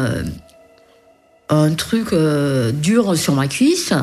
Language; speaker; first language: French; early bilingual, other home language; Korean